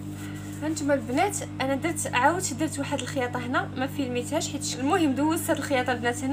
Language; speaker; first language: Arabic; native; Arabic